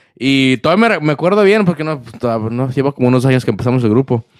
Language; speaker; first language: Spanish; early bilingual, other home language; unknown